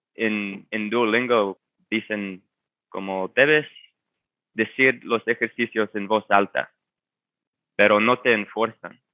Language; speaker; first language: Spanish; non-native, fluent; English